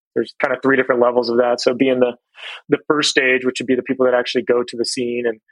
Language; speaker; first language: English; native; English